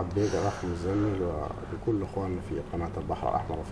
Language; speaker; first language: Arabic; native; Arabic